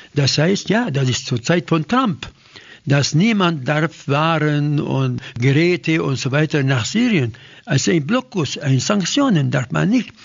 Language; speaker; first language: German; non-native, fluent; Arabic